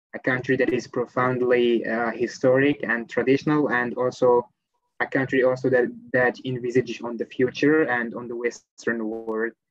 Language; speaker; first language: English; non-native, fluent; Arabic